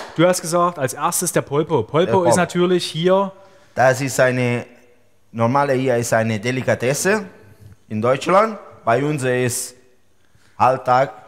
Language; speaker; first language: German; non-native, fluent; Italian